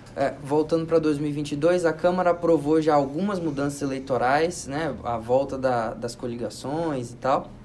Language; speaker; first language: Portuguese; native; Portuguese